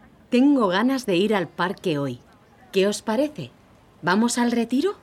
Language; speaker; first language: Spanish; native; Spanish